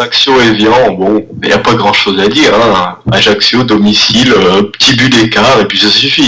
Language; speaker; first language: French; native; French